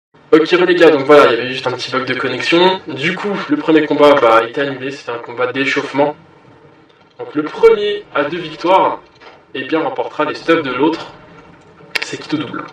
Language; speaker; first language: French; native; French